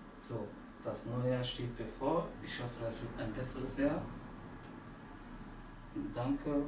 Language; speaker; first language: German; early bilingual, other home language; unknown